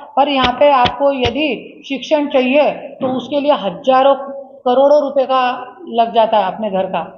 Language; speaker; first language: Hindi; non-native, local second language; Marathi